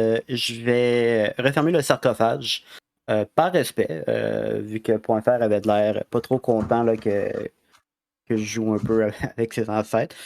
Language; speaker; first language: French; native; French